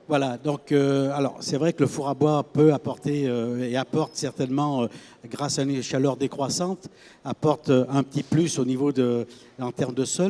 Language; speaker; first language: French; native; French